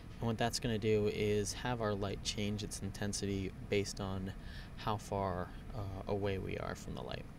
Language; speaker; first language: English; native; English